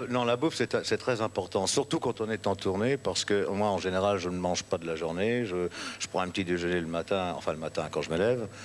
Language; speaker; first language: French; native; French